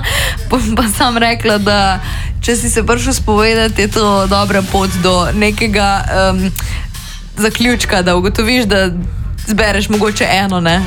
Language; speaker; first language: Slovenian; native; Slovenian